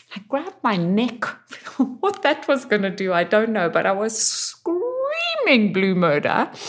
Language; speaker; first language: English; native; English